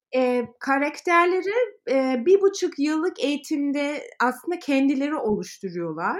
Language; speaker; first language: Turkish; early bilingual, heritage; Turkish